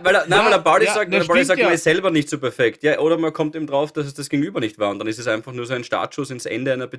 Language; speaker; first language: German; native; German